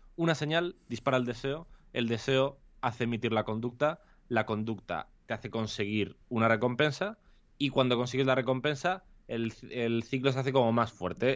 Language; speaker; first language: Spanish; native; Spanish